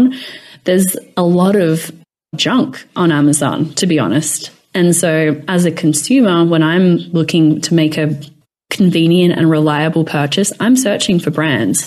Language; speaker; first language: English; native; English